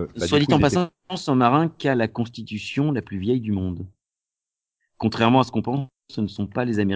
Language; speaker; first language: French; native; French